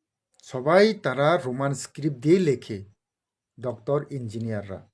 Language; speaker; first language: Bangla; non-native, local second language; Kok Borok